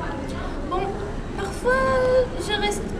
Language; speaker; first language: French; non-native, local second language; Arabic